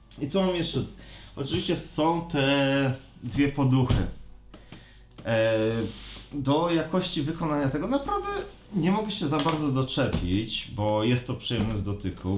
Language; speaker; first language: Polish; native; Polish